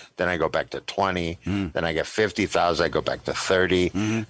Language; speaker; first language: English; native; English